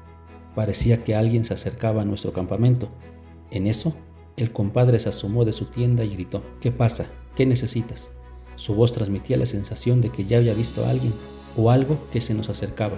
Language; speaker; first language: Spanish; native; Spanish